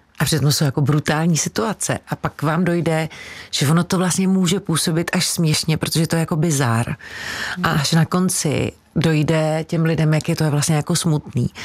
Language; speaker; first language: Czech; native; Czech